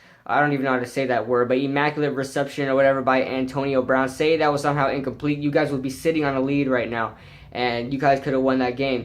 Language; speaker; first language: English; native; English